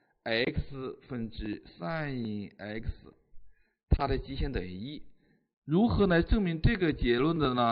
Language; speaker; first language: Chinese; native; Chinese